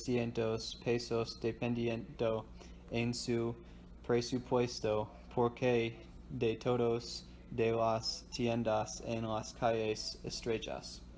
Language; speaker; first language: Spanish; non-native, learner; English